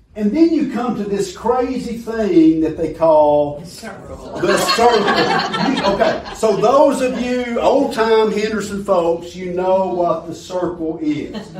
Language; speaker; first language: English; native; English